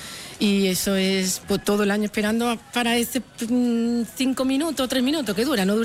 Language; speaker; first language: Spanish; native; Spanish